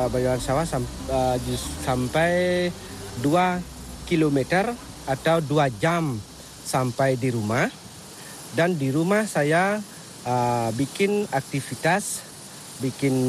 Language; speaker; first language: Indonesian; non-native, local second language; Balinese